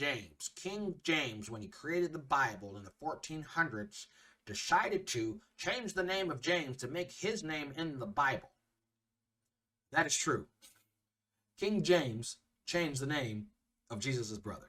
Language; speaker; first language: English; native; English